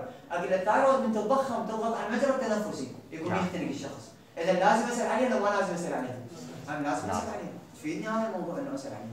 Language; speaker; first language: Arabic; native; Arabic